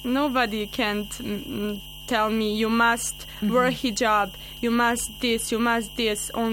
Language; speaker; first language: English; non-native, learner; Bosnian